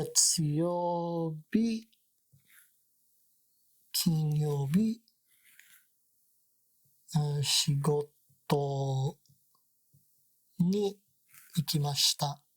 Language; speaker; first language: Japanese; non-native, learner; English